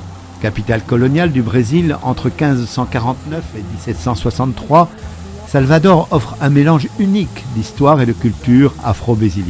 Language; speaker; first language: French; native; French